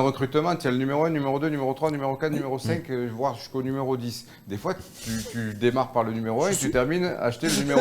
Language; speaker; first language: French; native; French